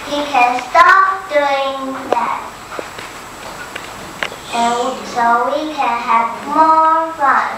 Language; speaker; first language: English; non-native, learner; Chinese